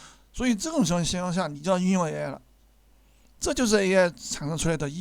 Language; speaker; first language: Chinese; native; Chinese